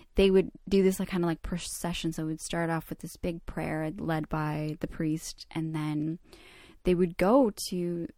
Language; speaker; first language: English; early bilingual, other home language; Croatian